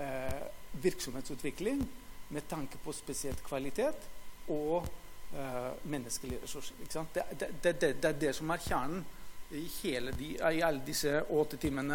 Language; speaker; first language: Norwegian; non-native, fluent; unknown